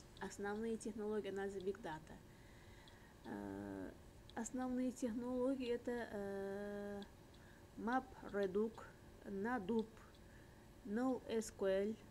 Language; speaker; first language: Russian; non-native, local second language; Uzbek